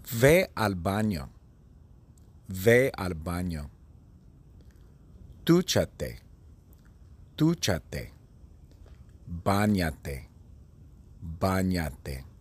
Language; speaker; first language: Spanish; non-native, fluent; English